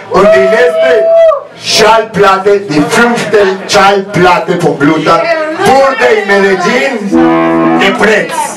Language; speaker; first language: German; non-native, learner; Spanish